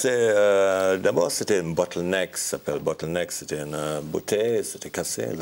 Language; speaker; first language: French; non-native, learner; English